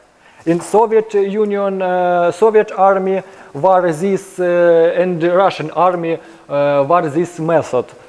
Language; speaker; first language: English; non-native, learner; Ukrainian